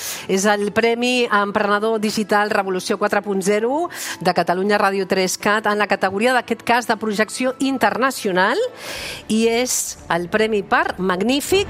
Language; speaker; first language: Catalan; native; Catalan